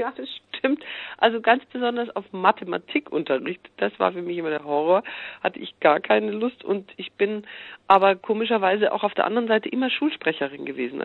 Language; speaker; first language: German; native; German